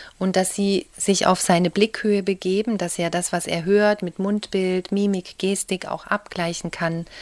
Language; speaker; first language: German; native; German